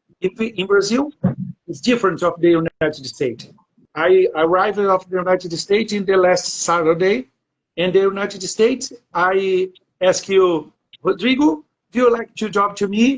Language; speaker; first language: English; non-native, learner; Portuguese